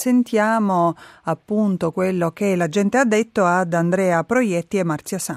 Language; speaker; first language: Italian; native; Italian